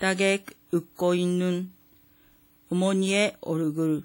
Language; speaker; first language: Korean; non-native, learner; Japanese